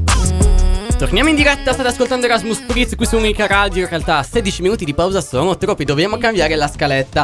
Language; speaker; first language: Italian; native; Italian